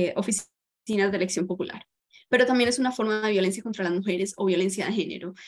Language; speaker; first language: Spanish; native; Spanish